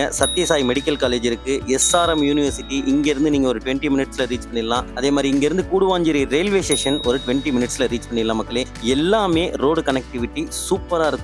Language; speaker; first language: Tamil; native; Tamil